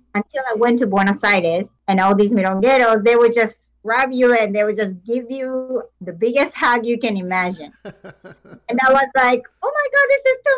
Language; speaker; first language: English; non-native, fluent; Japanese